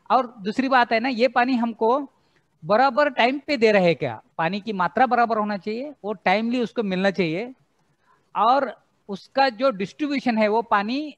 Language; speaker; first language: Hindi; non-native, local second language; Marathi